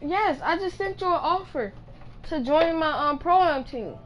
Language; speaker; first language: English; native; English